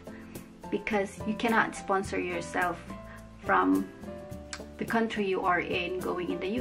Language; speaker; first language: English; non-native, local second language; Filipino